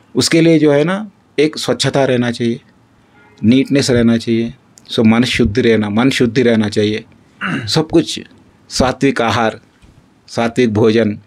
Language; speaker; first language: Hindi; non-native, local second language; Kannada